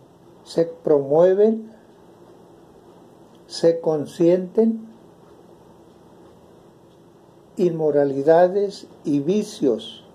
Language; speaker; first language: Spanish; native; Spanish